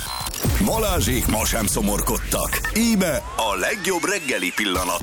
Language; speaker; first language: Hungarian; native; Hungarian